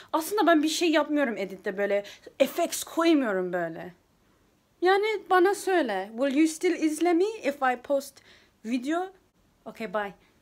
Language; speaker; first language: Turkish; early bilingual, heritage; Turkish